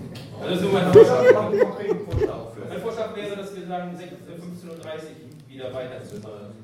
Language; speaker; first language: German; native; German